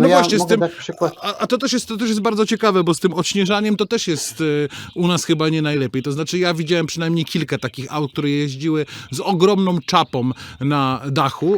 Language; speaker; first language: Polish; native; Polish